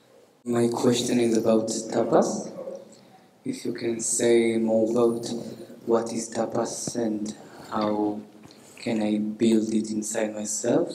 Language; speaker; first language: English; non-native, learner; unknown